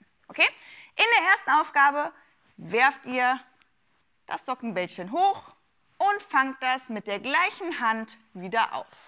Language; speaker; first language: German; native; German